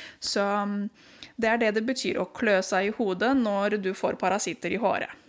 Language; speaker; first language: Norwegian; non-native, fluent; Romanian